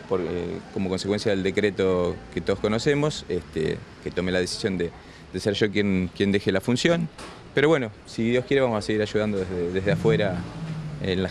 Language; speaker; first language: Spanish; native; Spanish